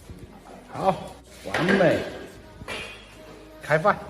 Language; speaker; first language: Chinese; native; Chinese